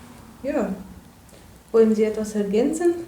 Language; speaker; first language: German; non-native, fluent; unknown